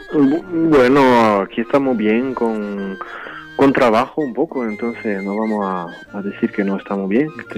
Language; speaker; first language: Spanish; early bilingual, heritage; French